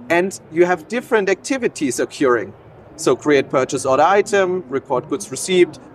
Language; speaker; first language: English; non-native, fluent; German